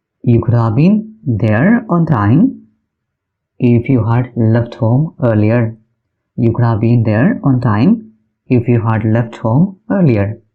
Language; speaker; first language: English; non-native, local second language; Malayalam